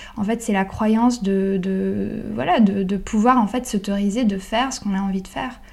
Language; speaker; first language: French; non-native, fluent; Italian